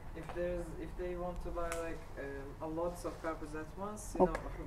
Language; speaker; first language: English; non-native, local second language; Turkish